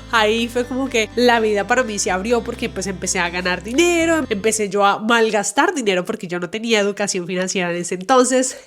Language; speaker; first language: Spanish; native; Spanish